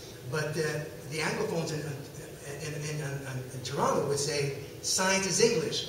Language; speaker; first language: English; non-native, local second language; French